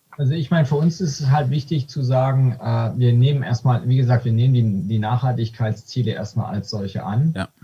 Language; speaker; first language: German; native; German